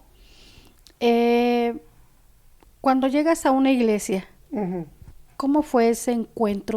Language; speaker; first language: Spanish; native; Spanish